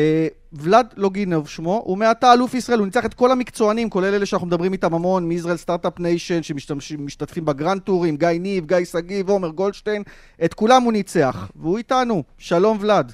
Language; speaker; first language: Hebrew; native; Hebrew